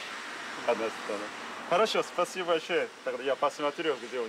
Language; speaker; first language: Russian; non-native, learner; Korean